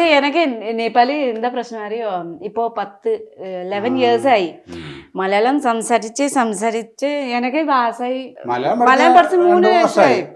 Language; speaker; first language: Malayalam; non-native, fluent; Nepali